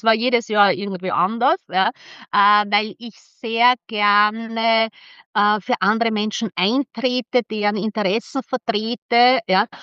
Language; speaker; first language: German; early bilingual, other home language; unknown